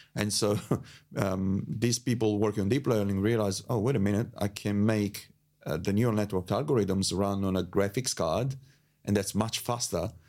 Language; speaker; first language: English; non-native, fluent; Italian